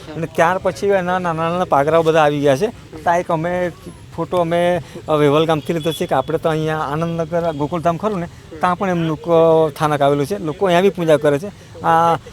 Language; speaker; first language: Gujarati; non-native, local second language; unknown